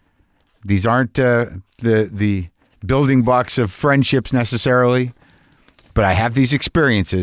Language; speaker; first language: English; native; English